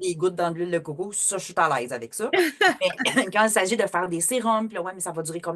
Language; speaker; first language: French; native; French